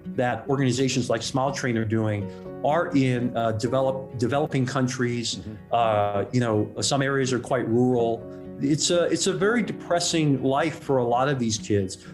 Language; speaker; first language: English; non-native, local second language; Cantonese